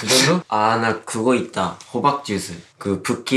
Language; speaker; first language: Korean; non-native, fluent; Japanese